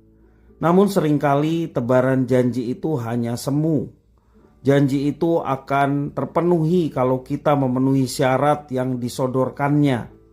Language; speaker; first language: Indonesian; native; Indonesian